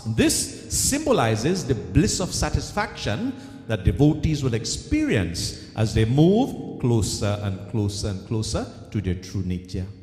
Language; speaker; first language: English; native; English